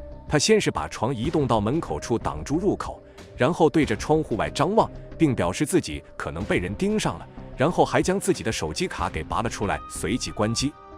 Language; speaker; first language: Chinese; native; Chinese